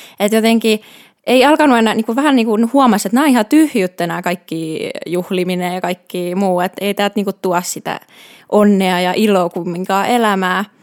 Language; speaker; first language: Finnish; native; Finnish